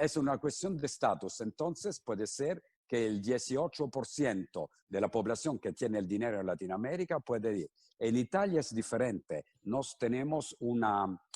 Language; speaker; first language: Spanish; non-native, fluent; Italian